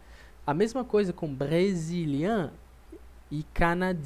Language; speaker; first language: French; non-native, learner; Portuguese